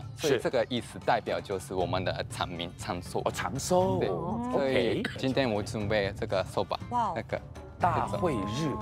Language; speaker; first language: Chinese; non-native, fluent; Japanese